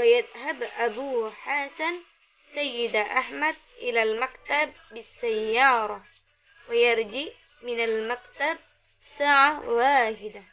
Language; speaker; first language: Arabic; non-native, learner; Indonesian